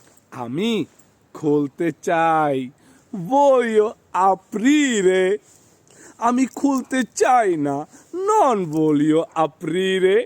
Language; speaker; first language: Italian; non-native, fluent; Bangla